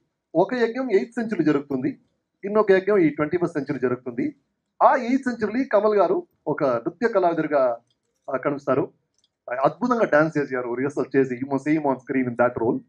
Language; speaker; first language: Telugu; non-native, local second language; Kannada